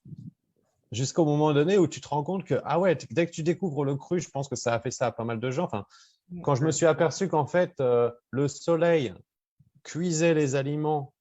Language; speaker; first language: French; native; French